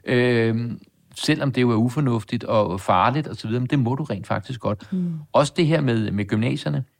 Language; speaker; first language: Danish; native; Danish